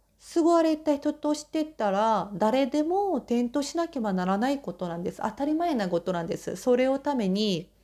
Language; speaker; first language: Japanese; non-native, fluent; Korean